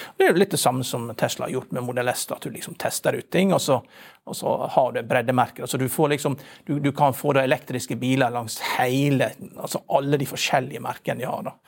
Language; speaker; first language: Norwegian; native; Norwegian